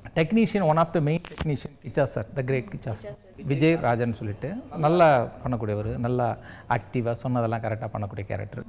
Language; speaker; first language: Tamil; native; Tamil